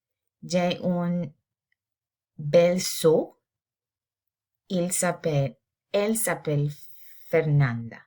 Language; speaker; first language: French; non-native, learner; English